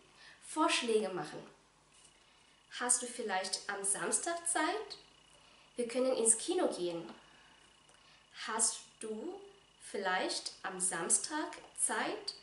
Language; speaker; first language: German; non-native, fluent; Vietnamese